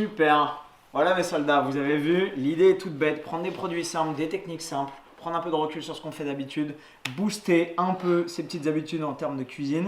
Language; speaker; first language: French; native; French